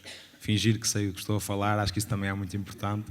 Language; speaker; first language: Portuguese; native; Portuguese